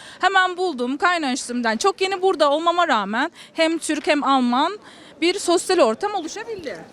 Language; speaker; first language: Turkish; native; Turkish